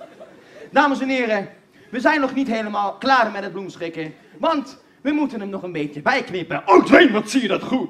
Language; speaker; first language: Dutch; native; Dutch